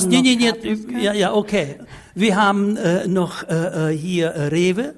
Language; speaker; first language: German; non-native, fluent; Russian